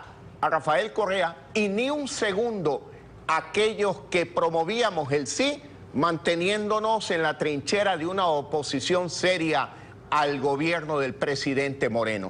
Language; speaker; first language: Spanish; native; Spanish